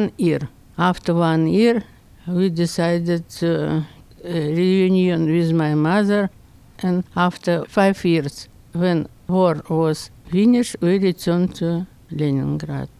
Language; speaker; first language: English; non-native, learner; Russian